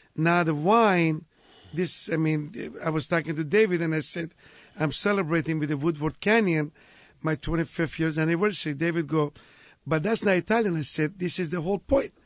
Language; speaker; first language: English; non-native, fluent; Italian